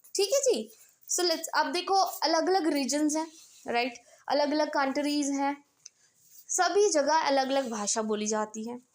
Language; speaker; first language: Hindi; non-native, local second language; Punjabi